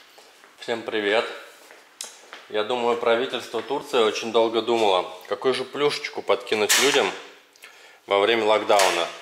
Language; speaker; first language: Russian; native; Russian